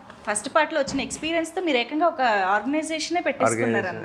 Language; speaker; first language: Telugu; native; Telugu